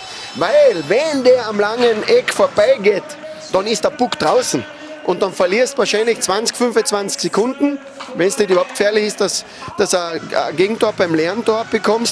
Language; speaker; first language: German; native; German